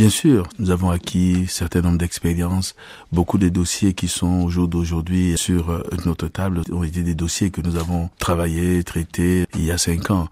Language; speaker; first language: French; non-native, local second language; Sango